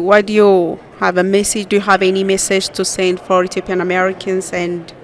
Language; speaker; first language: English; non-native, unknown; Amharic